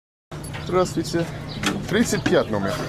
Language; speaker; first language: Russian; non-native, learner; English